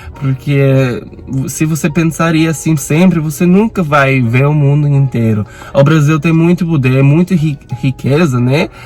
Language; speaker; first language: Portuguese; non-native, learner; Spanish